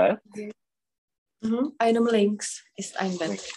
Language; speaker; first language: German; non-native, fluent; Czech